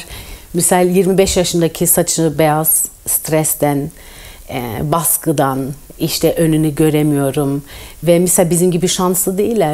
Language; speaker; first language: Turkish; early bilingual, heritage; Turkish